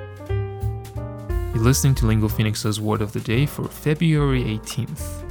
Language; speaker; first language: English; non-native, fluent; Persian